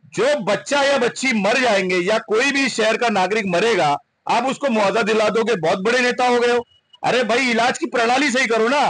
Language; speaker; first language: Hindi; non-native, local second language; Urdu